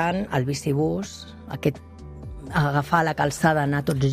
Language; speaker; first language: Catalan; native; Catalan